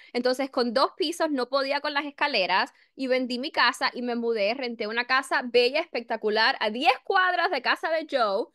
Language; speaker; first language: Spanish; early bilingual, heritage; Spanish